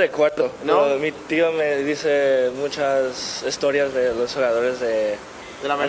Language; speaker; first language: Spanish; early bilingual, heritage; Spanish